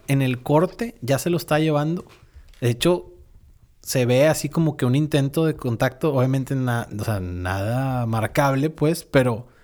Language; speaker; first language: Spanish; native; Spanish